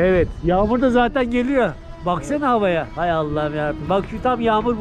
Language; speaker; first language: Turkish; native; Turkish